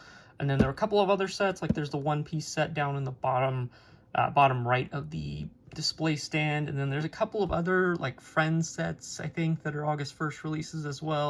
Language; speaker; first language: English; native; English